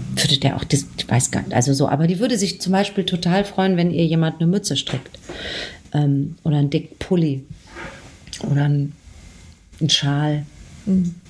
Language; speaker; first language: German; native; German